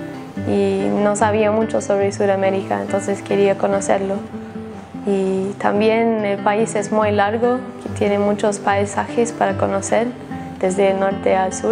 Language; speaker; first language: Spanish; non-native, fluent; English